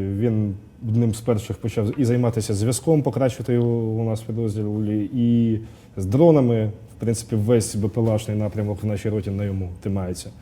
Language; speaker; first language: Ukrainian; non-native, local second language; Russian